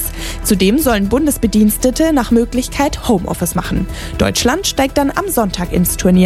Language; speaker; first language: German; native; German